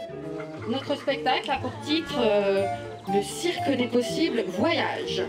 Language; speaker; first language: French; native; French